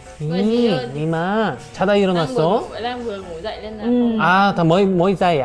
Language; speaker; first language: Korean; native; Korean